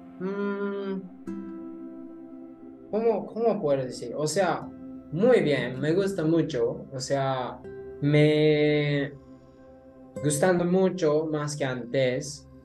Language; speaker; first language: Spanish; non-native, learner; Japanese